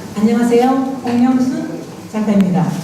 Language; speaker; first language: Korean; native; Korean